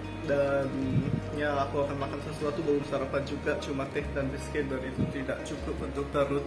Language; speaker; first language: Indonesian; non-native, learner; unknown